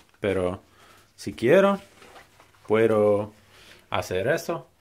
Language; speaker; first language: Spanish; non-native, learner; English